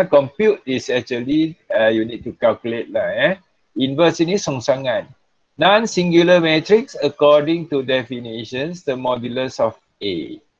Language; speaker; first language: English; non-native, local second language; Malay